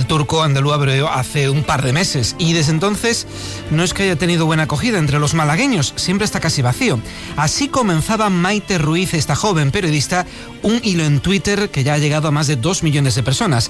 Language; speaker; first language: Spanish; native; Spanish